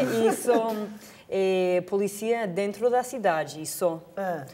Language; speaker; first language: Portuguese; non-native, fluent; English